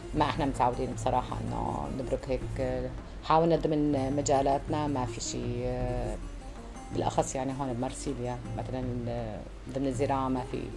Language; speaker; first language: Arabic; native; Arabic